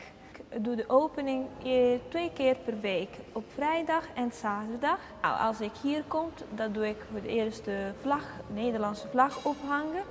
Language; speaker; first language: Dutch; early bilingual, heritage; Italian